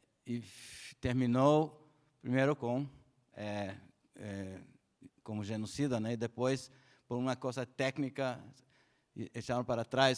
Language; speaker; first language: Portuguese; non-native, fluent; Spanish